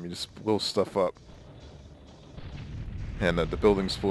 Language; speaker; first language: English; native; English